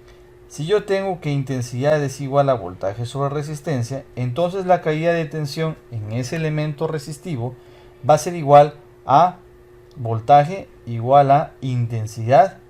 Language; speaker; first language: Spanish; native; Spanish